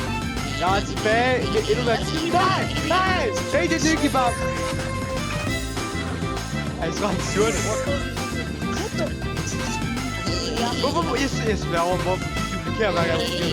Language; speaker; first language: Danish; native; Danish